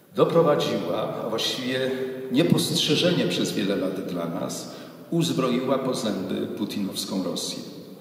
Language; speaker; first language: Polish; native; Polish